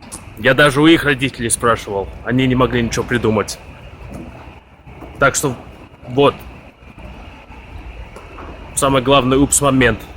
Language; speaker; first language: Russian; early bilingual, heritage; Russian